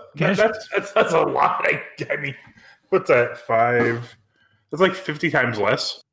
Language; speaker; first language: English; early bilingual, other home language; Lithuanian